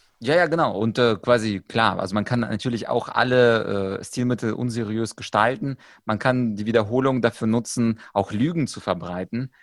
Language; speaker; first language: German; early bilingual, other home language; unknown